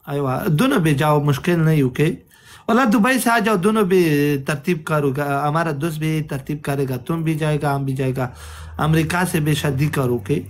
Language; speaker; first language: Hindi; non-native, local second language; Pashto